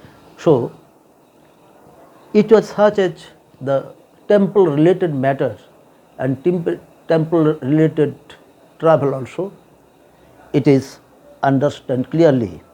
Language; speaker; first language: English; non-native, local second language; Bangla